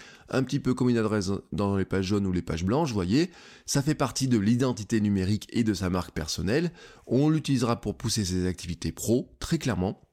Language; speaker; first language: French; native; French